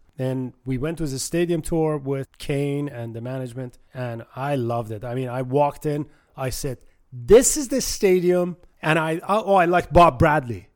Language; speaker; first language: English; non-native, fluent; Persian